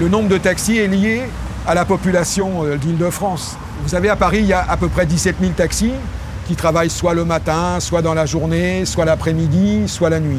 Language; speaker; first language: French; native; French